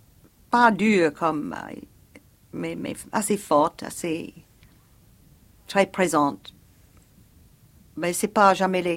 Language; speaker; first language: French; non-native, fluent; English